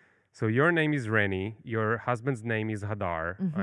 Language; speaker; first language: English; non-native, fluent; Hebrew